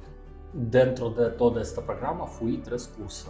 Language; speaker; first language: Spanish; non-native, learner; Russian